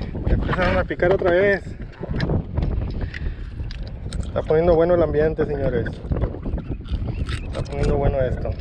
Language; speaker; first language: Spanish; native; Spanish